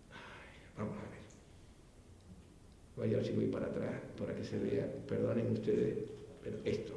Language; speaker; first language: Spanish; native; Spanish